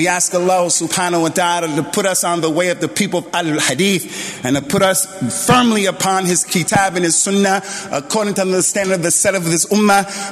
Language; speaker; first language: English; native; English